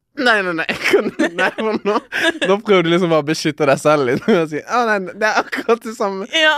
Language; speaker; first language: Norwegian; early bilingual, other home language; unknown